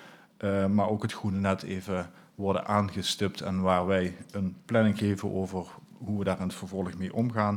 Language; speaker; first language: Dutch; native; Dutch